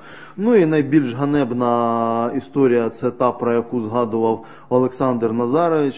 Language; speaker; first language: Ukrainian; native; Ukrainian